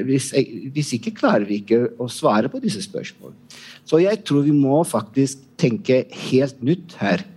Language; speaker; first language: Norwegian; non-native, fluent; Italian